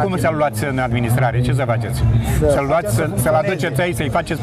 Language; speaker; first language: Romanian; native; Romanian